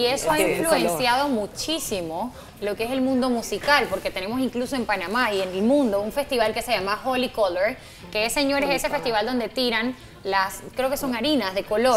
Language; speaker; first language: Spanish; native; Spanish